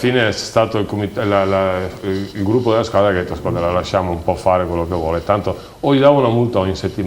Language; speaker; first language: Italian; native; Italian